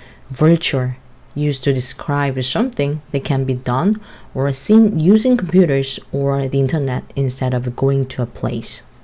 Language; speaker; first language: English; non-native, fluent; Korean